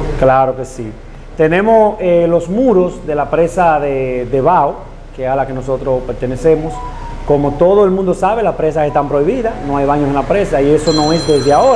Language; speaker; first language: Spanish; native; Spanish